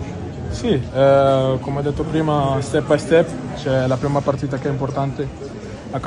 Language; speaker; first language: Italian; non-native, fluent; Portuguese